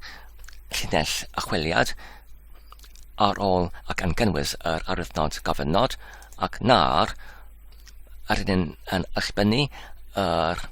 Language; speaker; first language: Welsh; non-native, learner; English